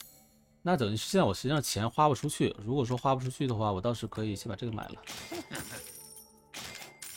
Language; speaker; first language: Chinese; native; Chinese